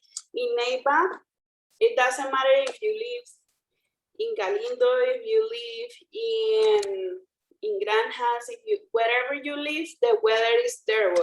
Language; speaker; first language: English; non-native, fluent; Spanish